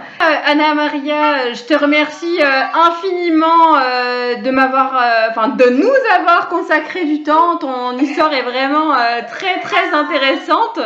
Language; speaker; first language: French; native; French